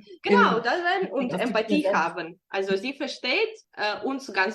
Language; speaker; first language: German; non-native, fluent; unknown